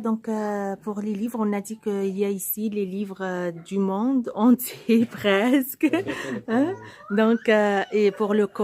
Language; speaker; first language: French; non-native, local second language; Arabic